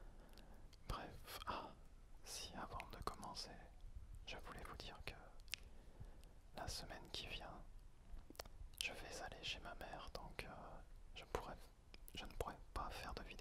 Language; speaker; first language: French; native; French